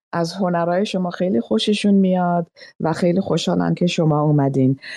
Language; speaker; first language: Persian; native; Persian